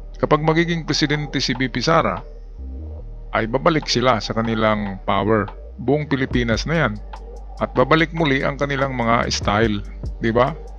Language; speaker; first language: Filipino; non-native, local second language; Cebuano